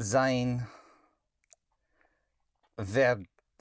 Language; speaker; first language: German; non-native, learner; English